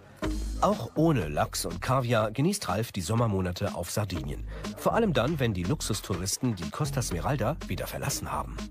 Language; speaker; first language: German; native; German